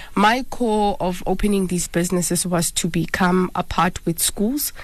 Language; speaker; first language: English; non-native, local second language; Zulu